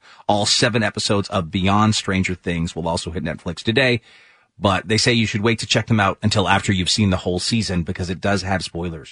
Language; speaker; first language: English; native; English